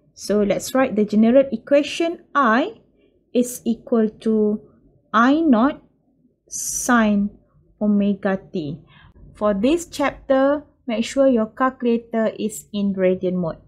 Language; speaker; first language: English; non-native, local second language; Malay